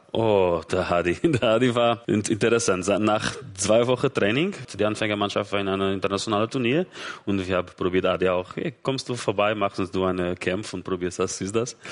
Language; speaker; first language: German; non-native, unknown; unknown